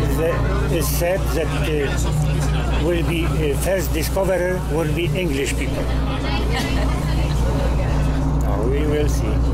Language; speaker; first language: English; non-native, learner; Polish